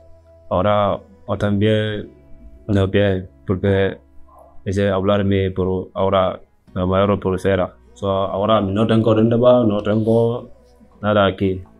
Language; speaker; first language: Spanish; non-native, learner; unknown